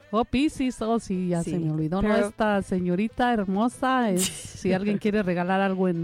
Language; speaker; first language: Spanish; native; Spanish